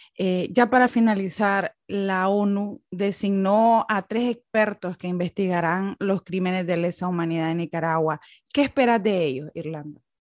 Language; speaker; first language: Spanish; native; Spanish